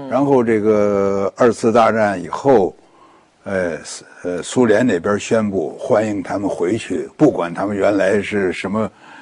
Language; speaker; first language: Chinese; native; Chinese